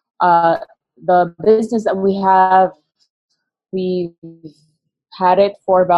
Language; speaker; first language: English; non-native, local second language; Hiligaynon